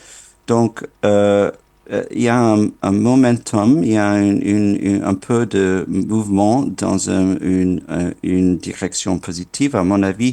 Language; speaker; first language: French; non-native, fluent; English